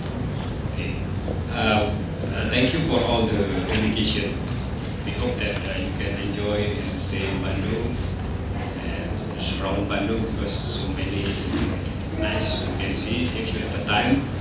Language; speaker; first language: English; non-native, learner; Indonesian